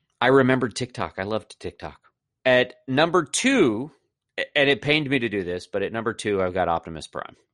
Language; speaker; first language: English; native; English